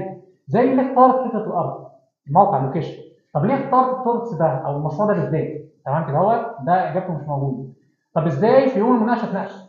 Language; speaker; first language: Arabic; native; Arabic